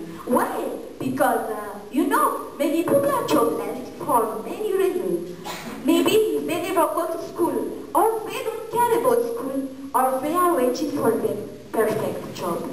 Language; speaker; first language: English; non-native, learner; Malagasy